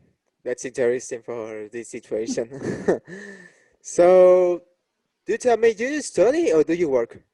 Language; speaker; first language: English; non-native, learner; Spanish